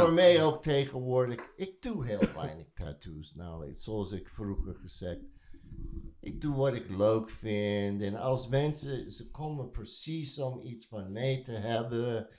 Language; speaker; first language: Dutch; non-native, learner; English